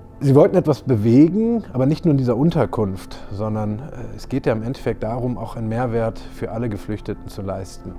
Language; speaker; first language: German; native; German